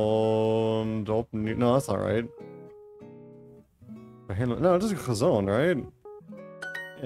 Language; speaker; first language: Dutch; non-native, learner; English